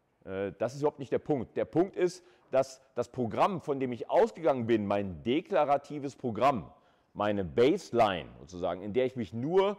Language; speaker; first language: German; native; German